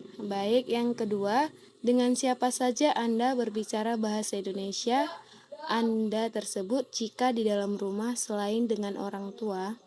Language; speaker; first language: Indonesian; native; Indonesian